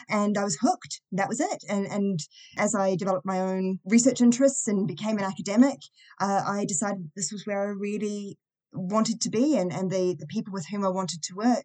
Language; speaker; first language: English; native; English